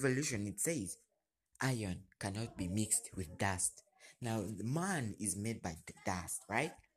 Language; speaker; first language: English; non-native, local second language; Ganda